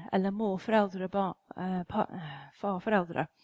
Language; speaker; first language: Swedish; non-native, fluent; English